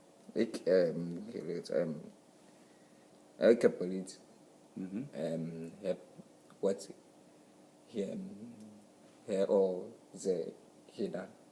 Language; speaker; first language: Dutch; non-native, learner; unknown